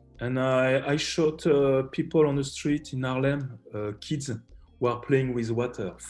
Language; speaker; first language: English; non-native, learner; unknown